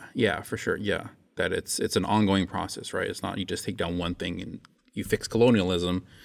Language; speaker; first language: English; native; English